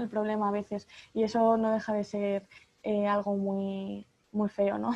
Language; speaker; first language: Spanish; native; Spanish